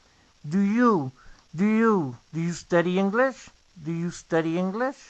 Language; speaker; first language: English; non-native, fluent; Spanish